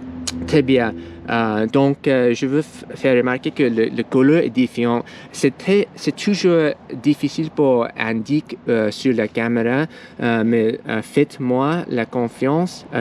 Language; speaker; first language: French; non-native, learner; English